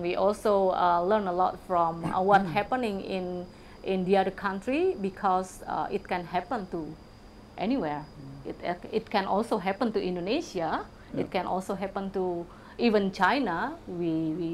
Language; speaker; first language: English; non-native, fluent; Indonesian